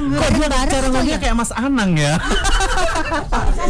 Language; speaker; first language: Indonesian; native; Indonesian